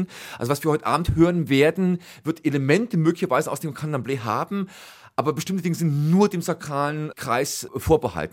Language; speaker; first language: German; native; German